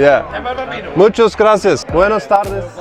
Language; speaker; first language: Spanish; non-native, learner; Turkish